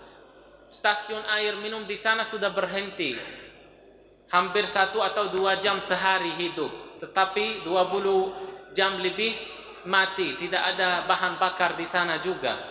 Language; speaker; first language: Indonesian; non-native, fluent; Arabic